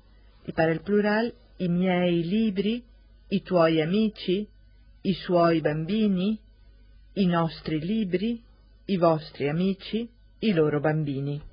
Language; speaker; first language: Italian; non-native, fluent; Spanish